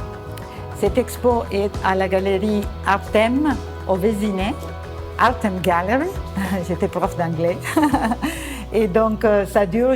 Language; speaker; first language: French; non-native, fluent; Spanish